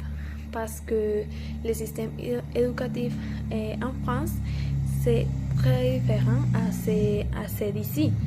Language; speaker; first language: French; non-native, learner; Spanish